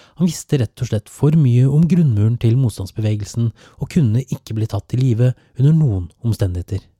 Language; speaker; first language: Norwegian; native; Norwegian